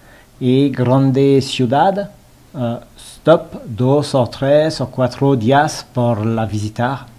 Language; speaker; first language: Spanish; non-native, learner; French